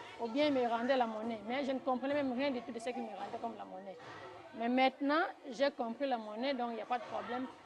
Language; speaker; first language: French; non-native, local second language; Lingala